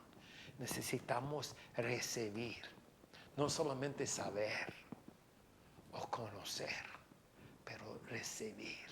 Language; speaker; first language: Spanish; non-native, fluent; English